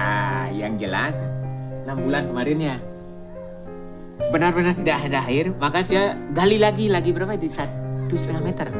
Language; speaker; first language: Indonesian; non-native, local second language; Balinese